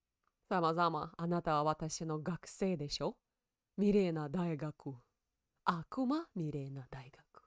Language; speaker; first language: Japanese; non-native, learner; Russian